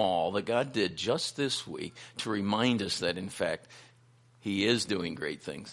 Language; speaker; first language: English; native; English